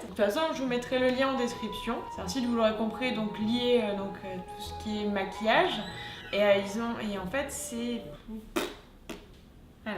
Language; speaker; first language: French; native; French